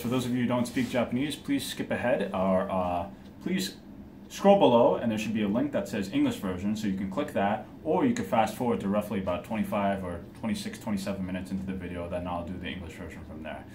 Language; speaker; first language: English; early bilingual, other home language; Japanese